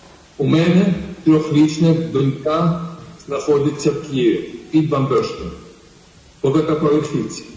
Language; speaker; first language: Ukrainian; non-native, fluent; Georgian